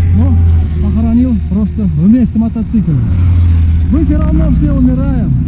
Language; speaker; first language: Russian; non-native, local second language; Uzbek